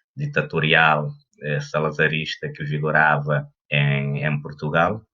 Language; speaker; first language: Portuguese; non-native, local second language; Kabuverdianu